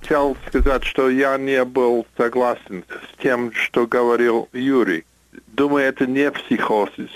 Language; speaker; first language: Russian; non-native, fluent; English